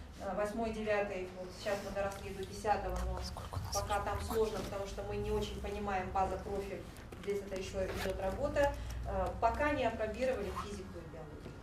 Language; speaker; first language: Russian; native; Russian